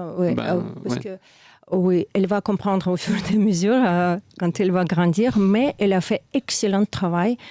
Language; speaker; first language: French; non-native, fluent; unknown